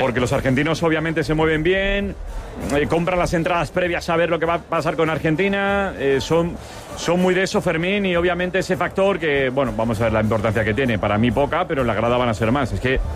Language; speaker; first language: Spanish; native; Spanish